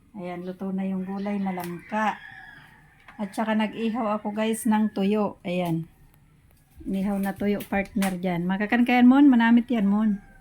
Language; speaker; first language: Filipino; non-native, local second language; Bikol